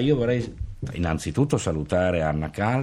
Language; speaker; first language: Italian; native; Italian